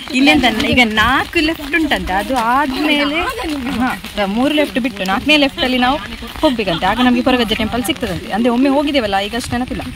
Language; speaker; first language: Kannada; non-native, local second language; Tulu